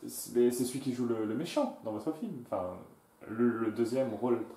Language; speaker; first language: French; native; French